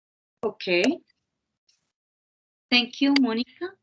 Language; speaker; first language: English; non-native, fluent; Spanish